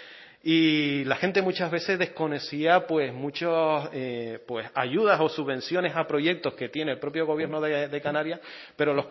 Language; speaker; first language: Spanish; native; Spanish